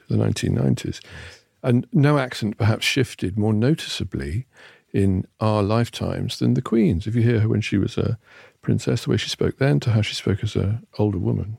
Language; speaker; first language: English; native; English